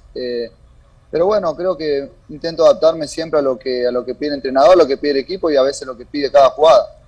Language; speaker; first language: Spanish; native; Spanish